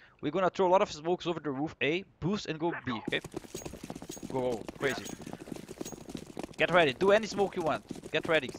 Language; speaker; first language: English; non-native, fluent; Portuguese